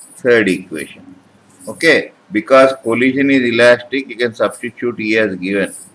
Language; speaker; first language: English; non-native, local second language; Urdu